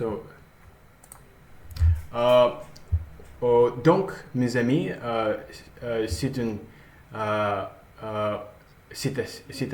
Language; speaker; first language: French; non-native, learner; Russian